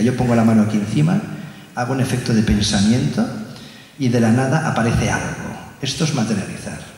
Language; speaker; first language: Spanish; native; Spanish